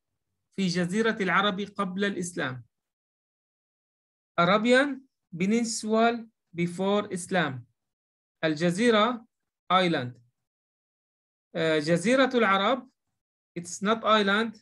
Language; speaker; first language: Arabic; non-native, fluent; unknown